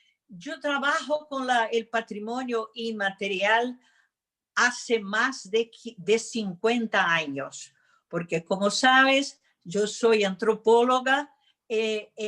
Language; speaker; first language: Spanish; non-native, fluent; Portuguese